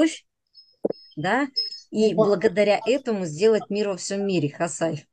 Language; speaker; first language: Russian; native; Russian